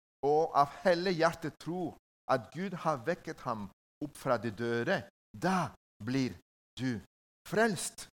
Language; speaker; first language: Norwegian; non-native, learner; Spanish